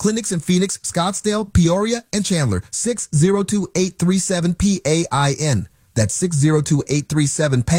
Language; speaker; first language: English; native; English